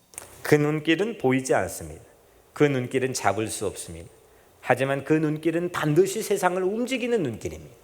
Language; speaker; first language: Korean; native; Korean